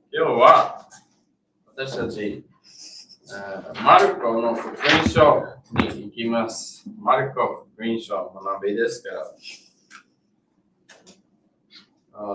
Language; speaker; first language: Japanese; non-native, fluent; English